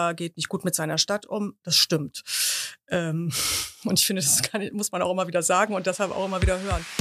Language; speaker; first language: German; native; German